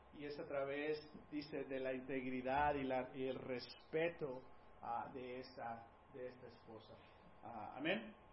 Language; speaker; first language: Spanish; early bilingual, heritage; Spanish